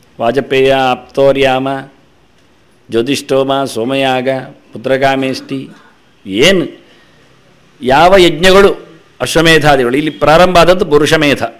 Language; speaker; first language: Kannada; non-native, local second language; Tulu